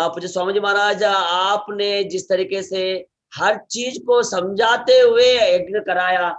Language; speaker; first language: Hindi; non-native, local second language; Telugu